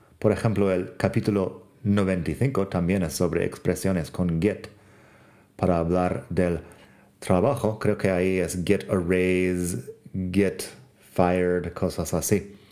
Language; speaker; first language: Spanish; non-native, fluent; English